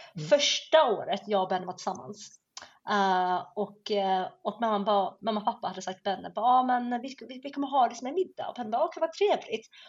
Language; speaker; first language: Swedish; early bilingual, other home language; Chinese